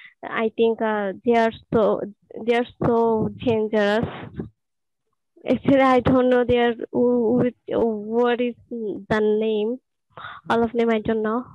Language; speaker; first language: English; non-native, learner; Bangla